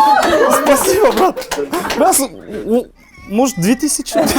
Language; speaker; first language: Russian; non-native, local second language; Kazakh